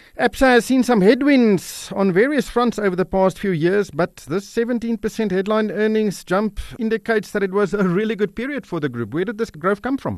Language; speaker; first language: English; non-native, local second language; Afrikaans